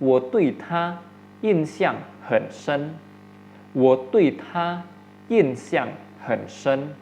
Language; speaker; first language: Chinese; non-native, fluent; Indonesian